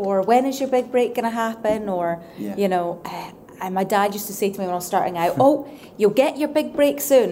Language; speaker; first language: English; native; English